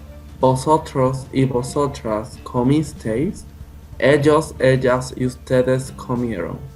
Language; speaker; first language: Spanish; non-native, learner; English